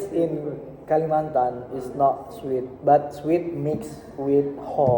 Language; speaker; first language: English; non-native, learner; Indonesian